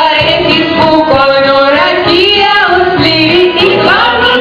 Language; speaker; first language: Bulgarian; early bilingual, heritage; Bulgarian